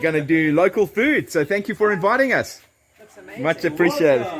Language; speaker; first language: English; native; English